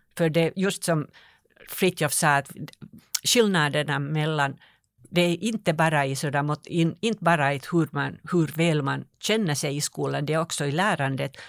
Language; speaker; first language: Swedish; non-native, local second language; Finnish